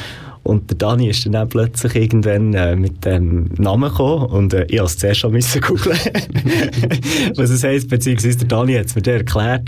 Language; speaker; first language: German; native; German